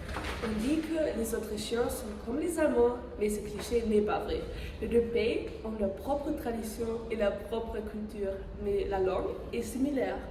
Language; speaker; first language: French; non-native, learner; German